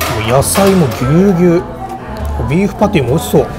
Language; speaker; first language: Japanese; native; Japanese